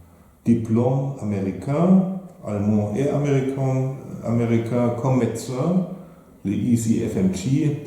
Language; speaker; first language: French; non-native, fluent; German